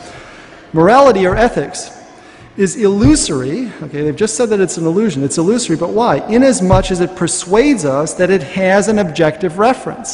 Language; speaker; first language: English; native; English